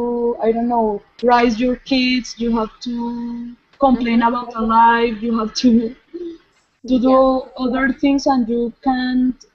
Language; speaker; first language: English; non-native, learner; Spanish